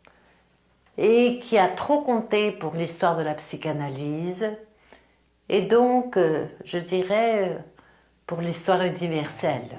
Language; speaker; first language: French; native; French